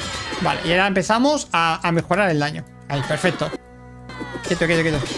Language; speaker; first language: Spanish; native; Spanish